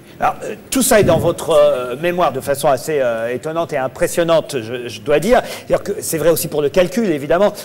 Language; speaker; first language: French; native; French